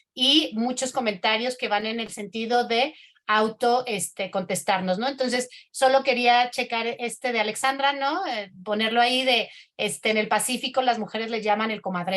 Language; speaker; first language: Spanish; native; Spanish